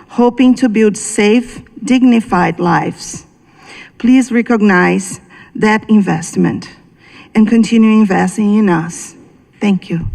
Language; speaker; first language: English; non-native, fluent; Portuguese